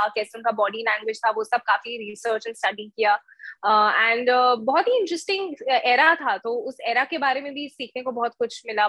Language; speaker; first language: Hindi; native; Hindi